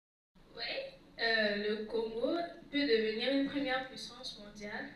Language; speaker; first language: French; non-native, local second language; Lingala